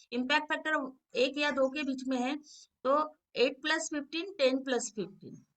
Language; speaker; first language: Hindi; non-native, local second language; Marathi